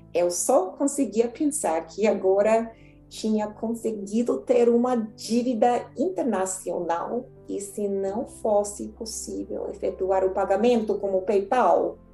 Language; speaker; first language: Portuguese; non-native, fluent; English